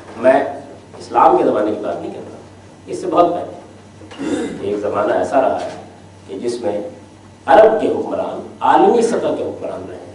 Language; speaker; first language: Urdu; non-native, local second language; Punjabi